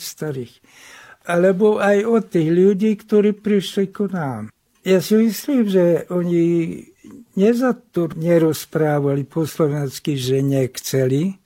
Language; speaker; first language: Slovak; non-native, local second language; Hungarian